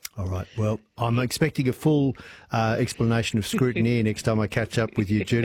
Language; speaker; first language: English; native; English